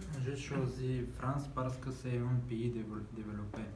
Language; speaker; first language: French; non-native, learner; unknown